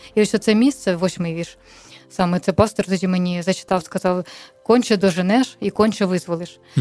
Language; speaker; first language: Ukrainian; non-native, local second language; Russian